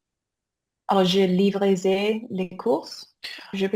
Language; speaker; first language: French; non-native, fluent; English